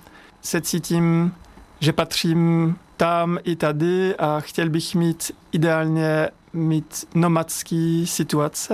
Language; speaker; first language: Czech; non-native, learner; French